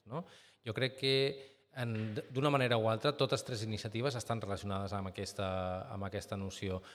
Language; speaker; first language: Catalan; native; Catalan